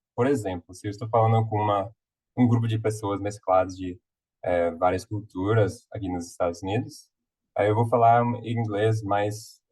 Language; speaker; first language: Portuguese; non-native, fluent; English